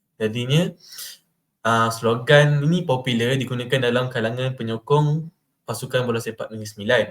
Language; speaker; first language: Malay; native; Malay